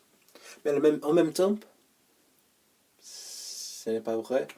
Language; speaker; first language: French; non-native, learner; English